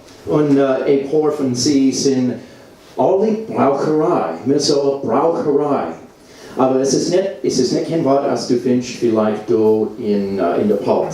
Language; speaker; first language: German; non-native, learner; English